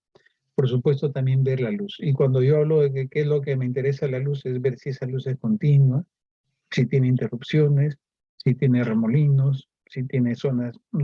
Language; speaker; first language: Spanish; native; Spanish